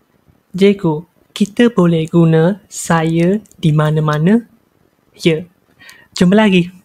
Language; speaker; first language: Indonesian; non-native, local second language; Chinese